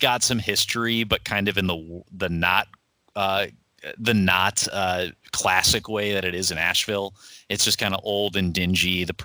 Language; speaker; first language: English; native; English